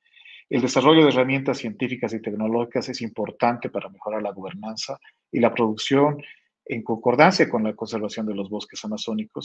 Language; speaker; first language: Spanish; native; Spanish